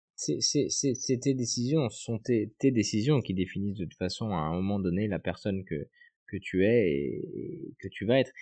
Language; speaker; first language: French; native; French